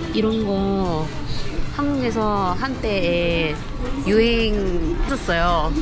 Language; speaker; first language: Korean; non-native, fluent; English